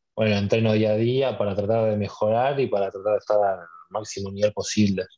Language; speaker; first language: Spanish; native; Spanish